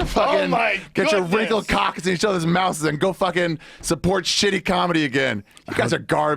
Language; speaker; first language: English; native; English